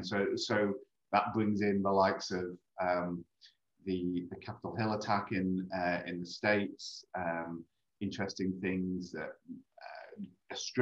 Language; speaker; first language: English; native; English